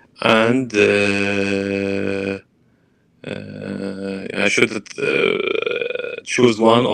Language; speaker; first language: English; non-native, learner; Arabic